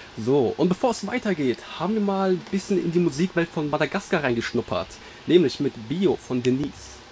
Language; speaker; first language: German; native; German